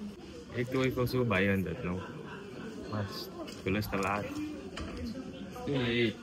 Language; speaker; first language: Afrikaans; non-native, learner; Dutch